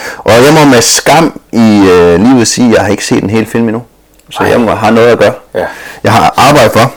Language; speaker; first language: Danish; native; Danish